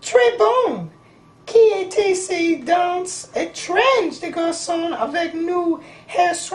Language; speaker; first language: French; non-native, learner; English